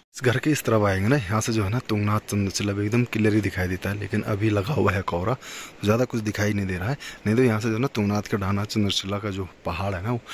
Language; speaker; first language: Hindi; native; Hindi